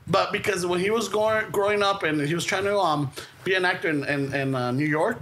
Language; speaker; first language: English; early bilingual, other home language; Spanish